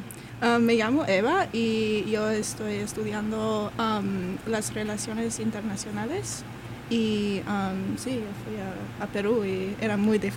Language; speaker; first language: Spanish; non-native, learner; English